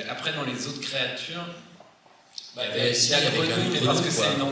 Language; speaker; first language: French; native; French